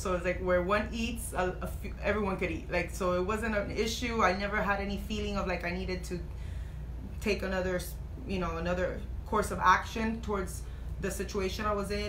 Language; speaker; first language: English; native; English